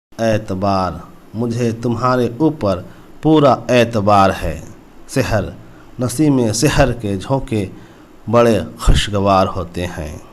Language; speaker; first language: Urdu; native; Urdu